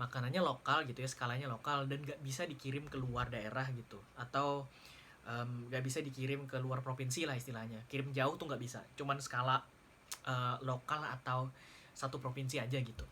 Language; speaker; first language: Indonesian; native; Indonesian